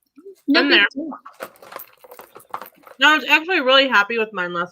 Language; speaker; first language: English; native; English